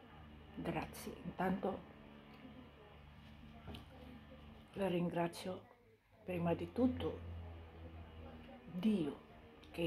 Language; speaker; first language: Italian; non-native, fluent; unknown